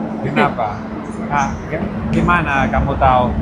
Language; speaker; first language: Indonesian; non-native, learner; Catalan